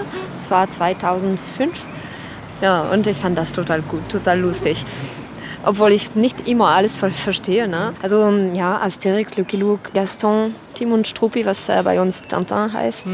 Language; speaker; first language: German; non-native, fluent; French